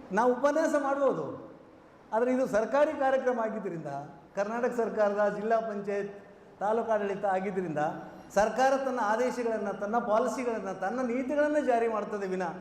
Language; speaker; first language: Kannada; native; Kannada